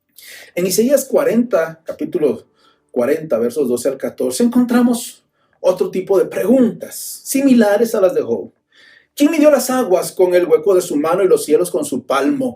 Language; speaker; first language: Spanish; native; Spanish